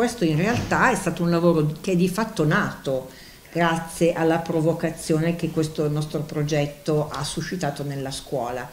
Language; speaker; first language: Italian; native; Italian